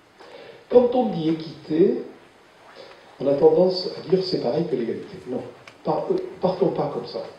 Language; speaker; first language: French; native; French